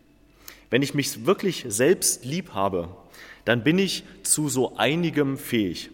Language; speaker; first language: German; native; German